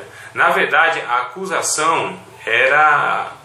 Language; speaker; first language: Portuguese; native; Portuguese